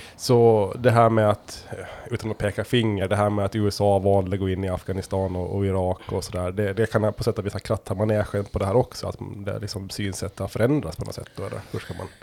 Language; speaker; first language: Swedish; native; Swedish